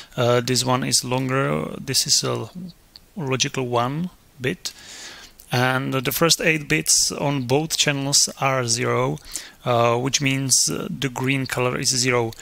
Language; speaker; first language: English; non-native, fluent; Czech